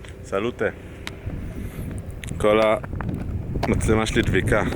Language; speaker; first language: Hebrew; native; Hebrew